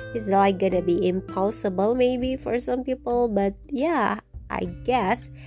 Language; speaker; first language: English; non-native, fluent; Indonesian